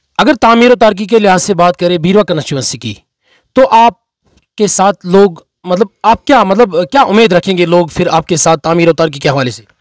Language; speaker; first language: Hindi; non-native, local second language; Kashmiri